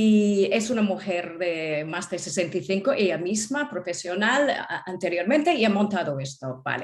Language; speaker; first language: Spanish; non-native, fluent; English